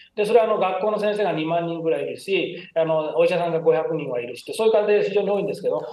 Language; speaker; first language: Japanese; native; Japanese